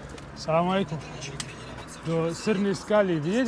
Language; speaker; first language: Russian; non-native, learner; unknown